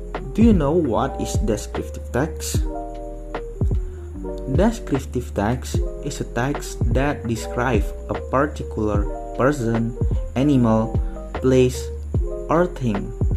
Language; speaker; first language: English; non-native, learner; Indonesian